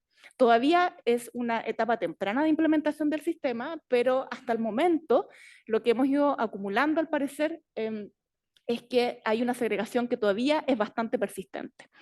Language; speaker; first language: Spanish; native; Spanish